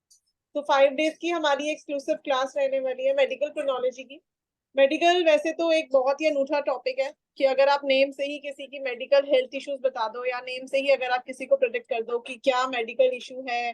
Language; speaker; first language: Hindi; native; Hindi